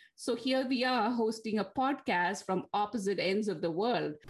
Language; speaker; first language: English; non-native, local second language; Tamil